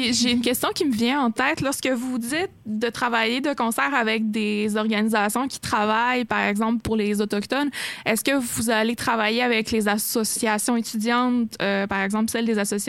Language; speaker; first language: French; native; French